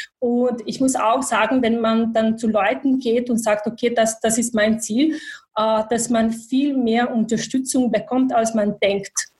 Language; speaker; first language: German; non-native, fluent; Bosnian